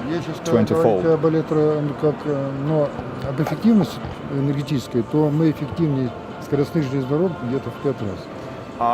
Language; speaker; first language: Russian; native; Russian